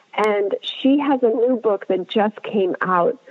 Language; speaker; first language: English; non-native, fluent; Amharic